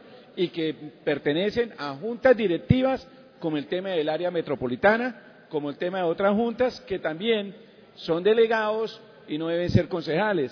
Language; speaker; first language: Spanish; native; Spanish